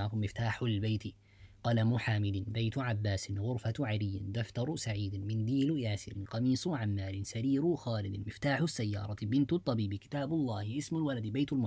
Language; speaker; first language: Arabic; non-native, fluent; English